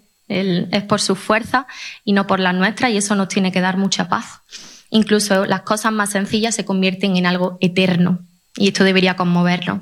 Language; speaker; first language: Spanish; native; Spanish